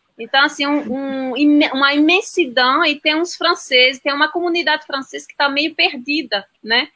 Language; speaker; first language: Portuguese; non-native, fluent; French